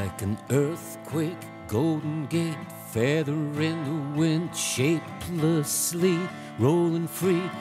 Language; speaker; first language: English; native; English